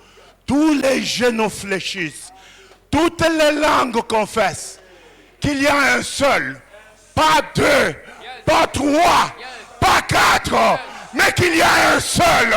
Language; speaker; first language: French; non-native, local second language; Lingala